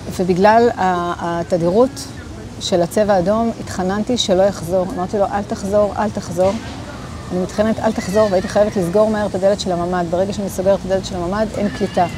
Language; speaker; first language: Hebrew; native; Hebrew